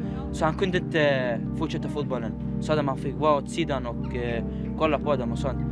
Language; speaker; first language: Swedish; early bilingual, other home language; Arabic